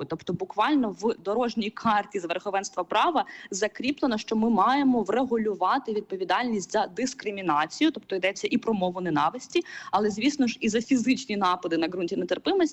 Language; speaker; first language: Ukrainian; native; Ukrainian